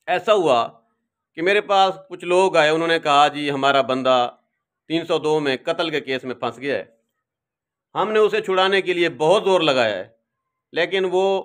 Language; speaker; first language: Urdu; non-native, local second language; Saraiki